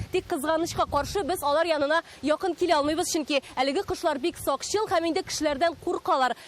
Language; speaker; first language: Tatar; native; Tatar